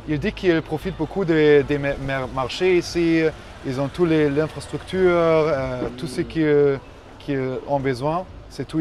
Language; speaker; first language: French; non-native, fluent; Portuguese